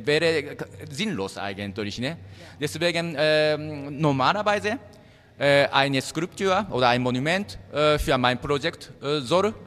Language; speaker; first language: German; non-native, learner; Japanese